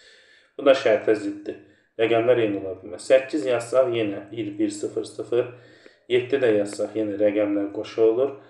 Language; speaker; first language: Azerbaijani; native; Azerbaijani